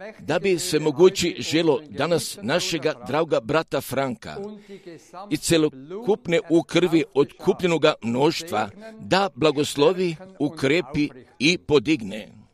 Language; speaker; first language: Croatian; early bilingual, heritage; Serbian